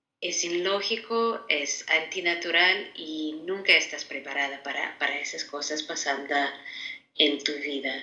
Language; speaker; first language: Spanish; non-native, fluent; Ukrainian